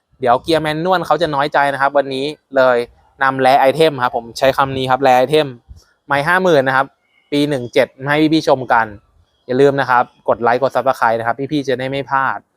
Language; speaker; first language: Thai; native; Thai